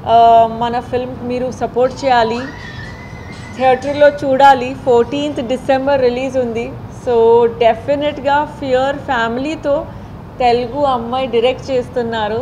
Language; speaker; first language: Telugu; non-native, fluent; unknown